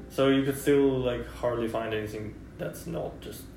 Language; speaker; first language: English; non-native, fluent; Russian